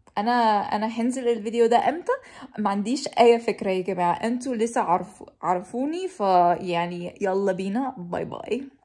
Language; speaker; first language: Egyptian Arabic; non-native, fluent; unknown